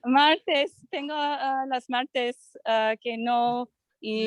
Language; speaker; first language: Spanish; non-native, learner; English